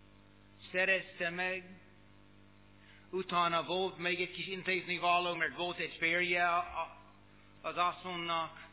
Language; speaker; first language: Hungarian; non-native, learner; English